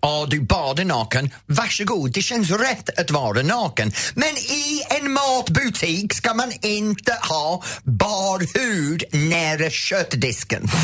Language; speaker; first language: Swedish; non-native, fluent; English